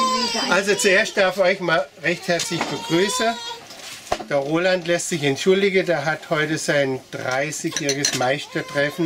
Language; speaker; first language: German; native; German